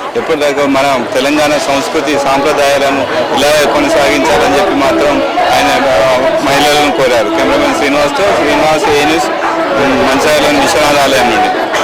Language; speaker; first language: Telugu; native; Telugu